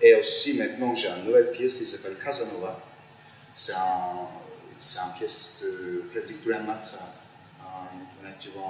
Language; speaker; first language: French; non-native, fluent; Turkish